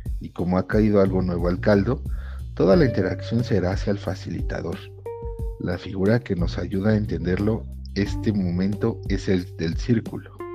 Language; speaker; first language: Spanish; native; Spanish